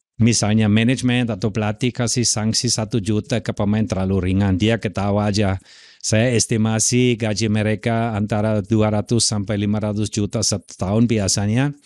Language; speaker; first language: Indonesian; non-native, fluent; German